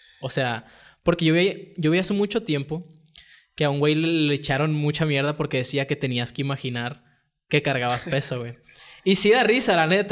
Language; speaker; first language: Spanish; native; Spanish